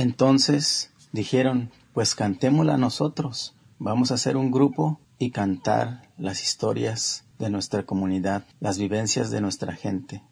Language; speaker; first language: Spanish; native; Spanish